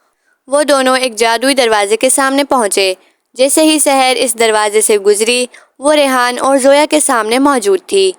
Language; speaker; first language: Urdu; native; Urdu